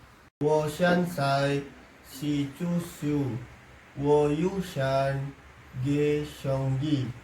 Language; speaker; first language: Chinese; non-native, learner; Indonesian